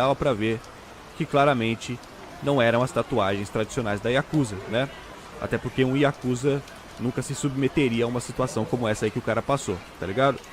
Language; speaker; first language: Portuguese; native; Portuguese